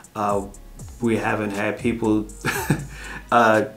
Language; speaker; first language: English; native; English